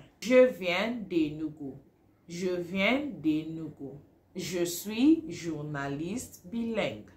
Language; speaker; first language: French; non-native, fluent; Igbo